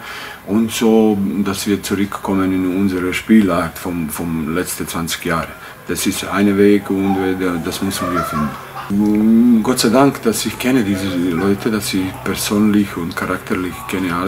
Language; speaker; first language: German; non-native, fluent; Bosnian